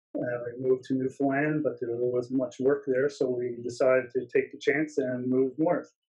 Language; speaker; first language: English; native; English